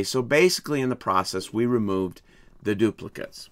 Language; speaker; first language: English; native; English